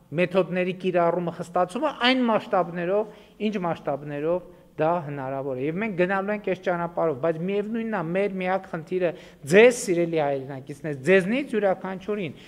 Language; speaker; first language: Armenian; native; Armenian